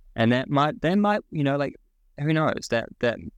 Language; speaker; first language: English; native; English